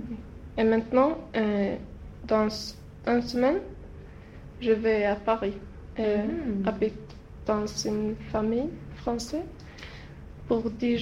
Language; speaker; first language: French; non-native, learner; Swedish